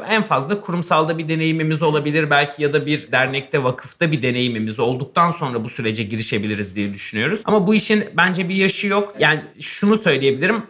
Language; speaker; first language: Turkish; native; Turkish